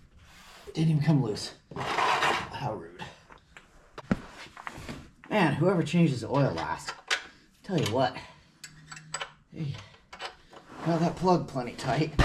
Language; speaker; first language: English; native; English